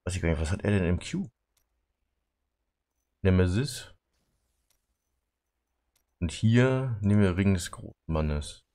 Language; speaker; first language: German; native; German